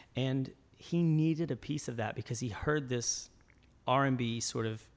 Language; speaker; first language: English; native; English